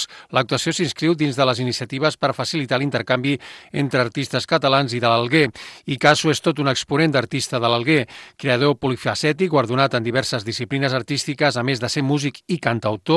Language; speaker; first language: Catalan; native; Catalan